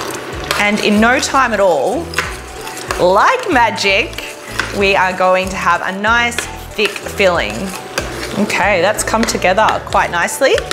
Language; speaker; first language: English; native; English